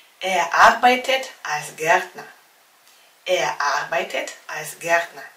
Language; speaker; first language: German; non-native, fluent; Czech